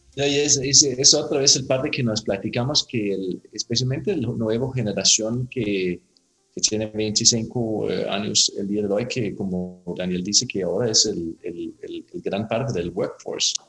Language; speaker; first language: Spanish; non-native, learner; Danish